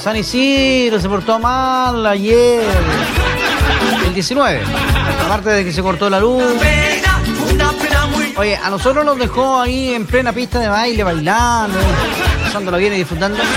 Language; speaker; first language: Spanish; native; Spanish